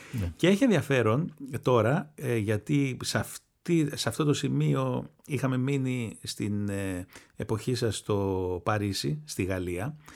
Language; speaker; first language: Greek; native; Greek